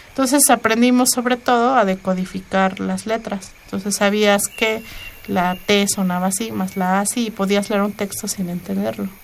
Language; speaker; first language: Spanish; non-native, local second language; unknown